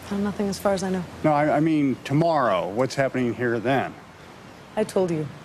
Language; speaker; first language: English; native; English